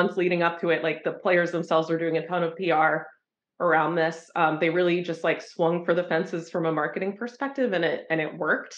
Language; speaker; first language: English; native; English